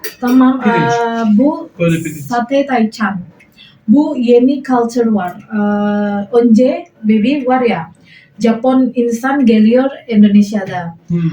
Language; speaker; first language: Turkish; non-native, learner; Indonesian